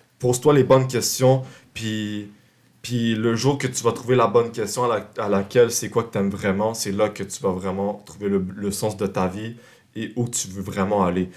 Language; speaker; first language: French; native; French